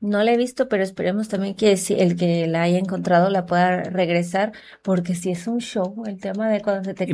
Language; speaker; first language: Spanish; native; Spanish